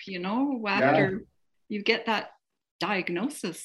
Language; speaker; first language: English; native; English